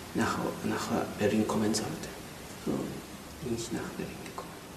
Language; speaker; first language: German; non-native, fluent; Japanese